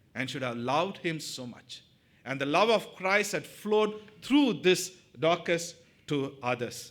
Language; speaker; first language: English; non-native, local second language; Tamil